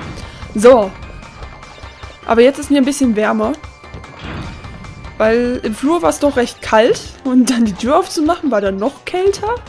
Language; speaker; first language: German; native; German